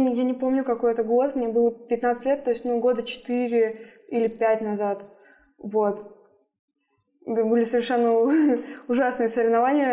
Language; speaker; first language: Russian; native; Russian